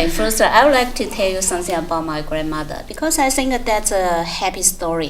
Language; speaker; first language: English; non-native, fluent; Chinese